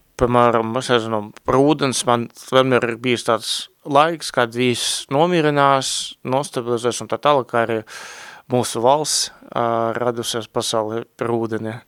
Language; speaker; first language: Latvian; non-native, local second language; Russian